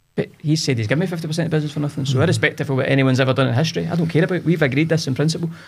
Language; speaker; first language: English; native; English